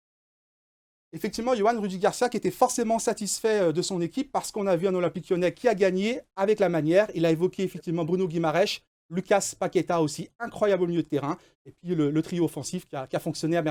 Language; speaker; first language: French; native; French